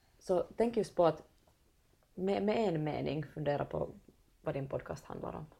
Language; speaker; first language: Swedish; native; Swedish